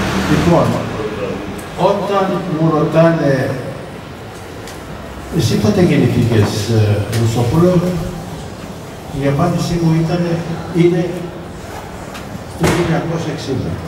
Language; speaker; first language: Greek; early bilingual, heritage; Greek